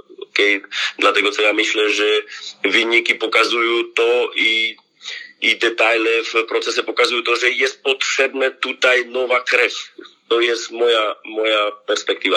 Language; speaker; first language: Polish; non-native, learner; Slovak